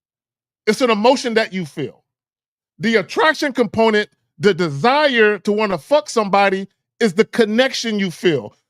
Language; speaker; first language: English; native; English